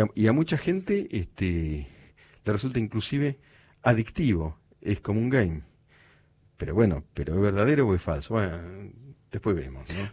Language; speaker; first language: Spanish; native; Spanish